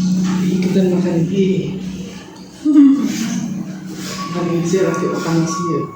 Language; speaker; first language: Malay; non-native, local second language; Javanese